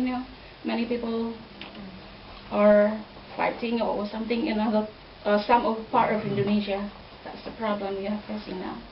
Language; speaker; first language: English; non-native, fluent; Indonesian